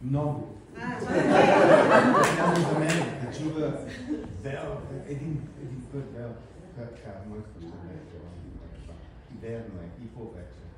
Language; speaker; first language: Bulgarian; early bilingual, heritage; English